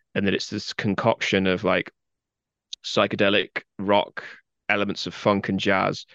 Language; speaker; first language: English; native; English